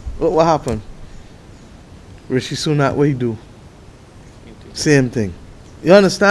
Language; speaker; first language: English; native; English